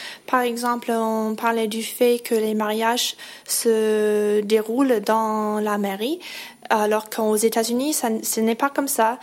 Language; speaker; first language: French; non-native, fluent; English